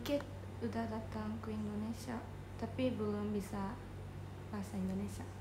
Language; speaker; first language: Indonesian; non-native, learner; Japanese